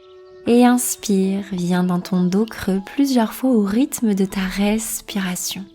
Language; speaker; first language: French; native; French